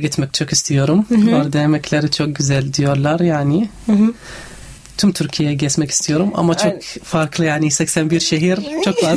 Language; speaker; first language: Turkish; non-native, learner; Arabic